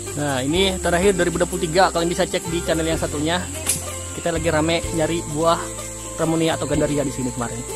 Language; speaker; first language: Indonesian; non-native, local second language; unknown